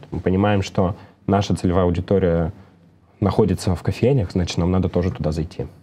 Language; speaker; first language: Russian; native; Russian